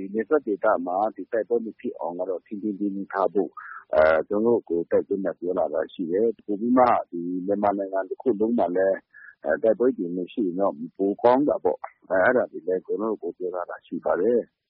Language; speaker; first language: Burmese; non-native, local second language; Kachin